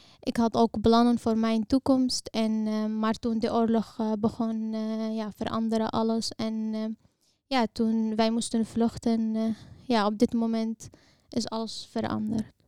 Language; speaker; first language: Dutch; non-native, fluent; Arabic